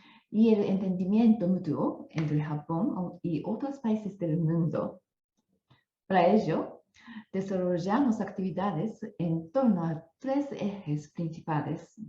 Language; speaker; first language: Spanish; non-native, fluent; Japanese